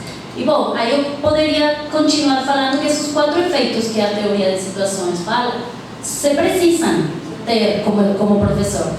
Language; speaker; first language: Portuguese; non-native, fluent; Spanish